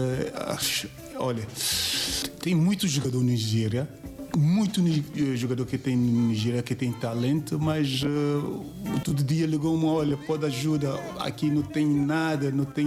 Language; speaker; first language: Portuguese; non-native, learner; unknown